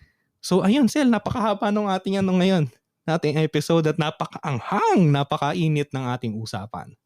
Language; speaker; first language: Filipino; native; Filipino